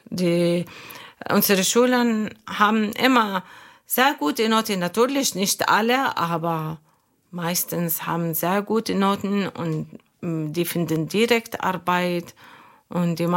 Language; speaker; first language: German; non-native, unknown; Arabic